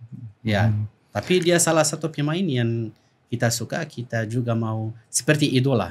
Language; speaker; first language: Indonesian; non-native, fluent; Arabic